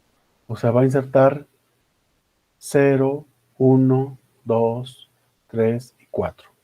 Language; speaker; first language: Spanish; native; Spanish